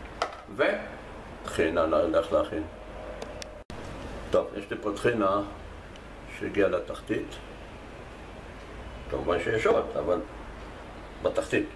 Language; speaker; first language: Hebrew; native; Hebrew